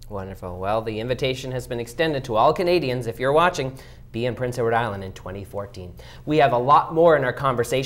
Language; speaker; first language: English; native; English